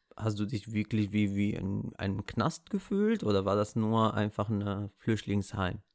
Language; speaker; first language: German; native; German